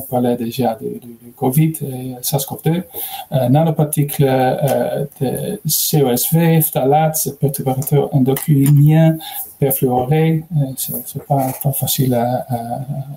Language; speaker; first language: French; non-native, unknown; Dutch